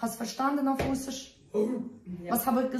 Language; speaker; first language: German; non-native, learner; Russian